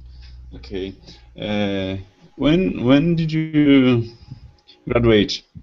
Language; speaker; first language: English; non-native, learner; Portuguese